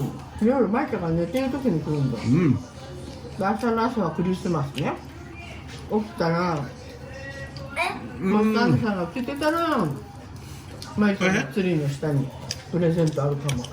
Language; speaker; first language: Japanese; native; Japanese